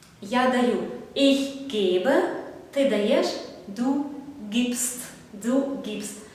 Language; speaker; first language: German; non-native, fluent; Belarusian